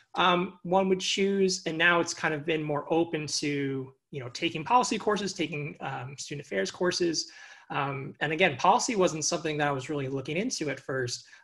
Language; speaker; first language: English; native; English